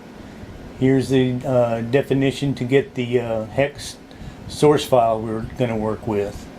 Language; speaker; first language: English; native; English